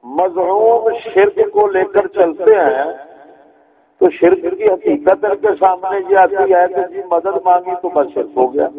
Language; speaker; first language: Urdu; non-native, local second language; Punjabi